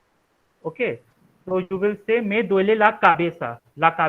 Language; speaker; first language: Spanish; non-native, fluent; Hindi